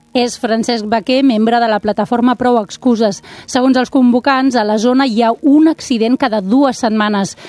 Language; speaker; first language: Catalan; native; Catalan